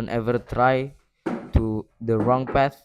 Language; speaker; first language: English; non-native, learner; Indonesian